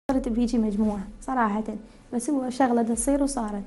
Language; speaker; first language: Arabic; native; Arabic